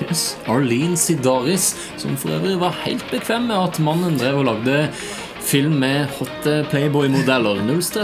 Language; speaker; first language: Norwegian; native; Norwegian